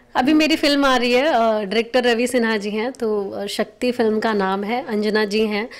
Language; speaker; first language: Hindi; non-native, local second language; Bhojpuri